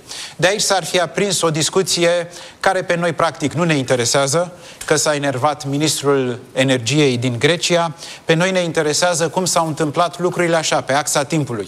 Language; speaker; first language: Romanian; native; Romanian